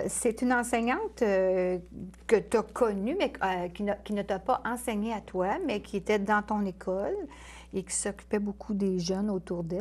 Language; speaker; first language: French; native; French